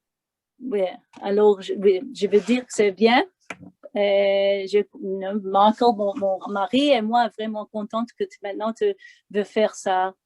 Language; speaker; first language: French; non-native, learner; English